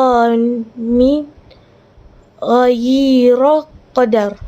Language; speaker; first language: Arabic; non-native, learner; Malay